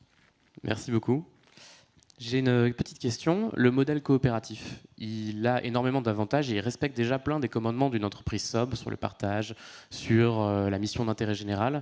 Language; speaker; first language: French; native; French